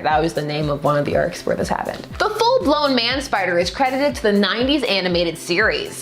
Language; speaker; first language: English; native; English